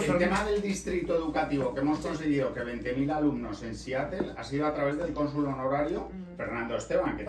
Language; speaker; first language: Spanish; native; Spanish